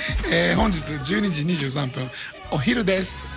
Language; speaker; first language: Japanese; native; Japanese